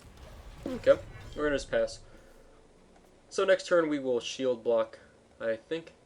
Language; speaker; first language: English; native; English